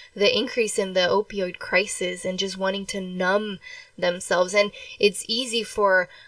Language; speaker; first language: English; early bilingual, other home language; Spanish